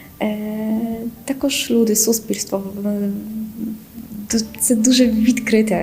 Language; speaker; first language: Ukrainian; non-native, learner; Polish